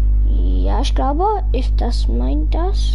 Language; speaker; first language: German; non-native, learner; English